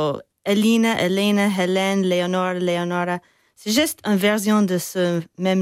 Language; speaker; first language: French; non-native, fluent; English